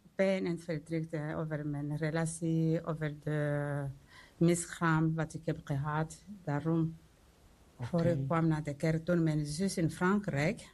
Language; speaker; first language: Dutch; non-native, learner; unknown